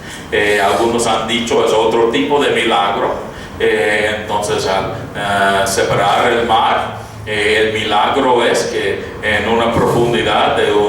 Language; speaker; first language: Spanish; non-native, fluent; English